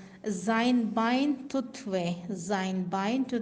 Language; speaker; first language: German; non-native, learner; Urdu